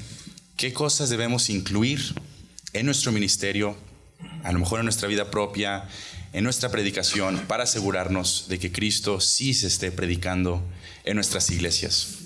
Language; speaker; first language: Spanish; native; Spanish